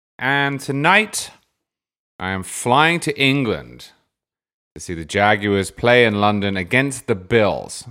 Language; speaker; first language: English; native; English